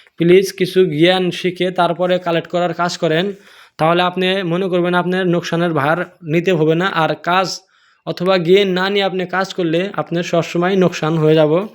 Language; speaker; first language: Bangla; non-native, local second language; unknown